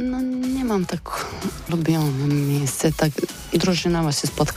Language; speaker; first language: Polish; non-native, fluent; Serbian